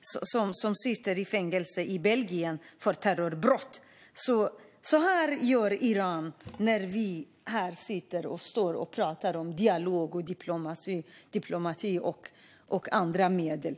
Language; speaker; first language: Swedish; non-native, fluent; Kurdish